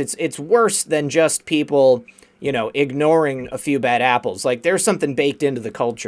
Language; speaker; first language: English; native; English